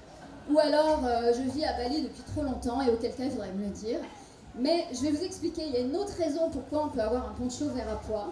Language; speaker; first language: French; native; French